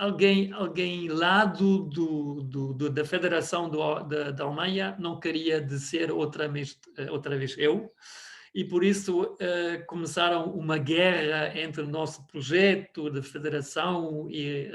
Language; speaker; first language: Portuguese; non-native, fluent; German